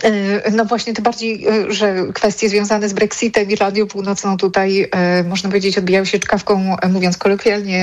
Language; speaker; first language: Polish; native; Polish